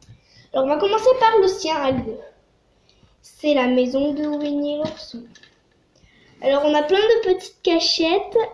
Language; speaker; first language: French; native; French